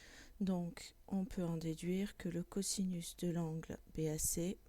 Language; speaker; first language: French; native; French